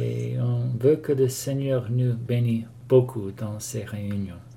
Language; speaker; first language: French; non-native, learner; English